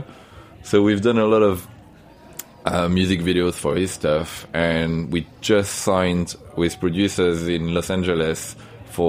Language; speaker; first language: English; non-native, fluent; French